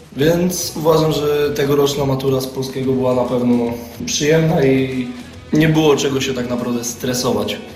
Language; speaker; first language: Polish; native; Polish